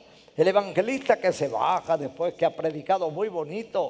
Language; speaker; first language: Spanish; native; Spanish